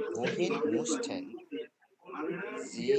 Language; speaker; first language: German; non-native, fluent; Bangla